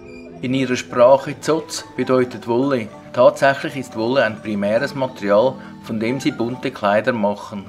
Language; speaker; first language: German; native; German